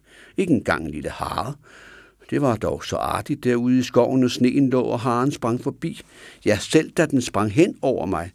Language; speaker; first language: Danish; native; Danish